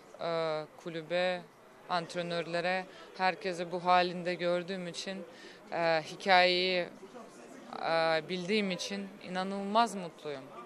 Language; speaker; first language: Turkish; non-native, fluent; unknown